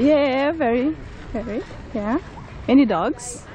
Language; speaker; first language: English; non-native, learner; Portuguese